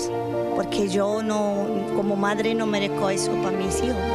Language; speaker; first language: Spanish; non-native, local second language; Arabic